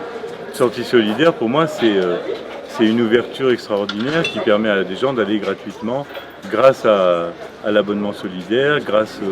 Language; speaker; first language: French; native; French